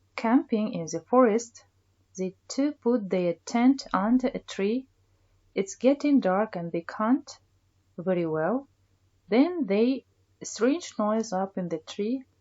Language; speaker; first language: English; non-native, fluent; Kazakh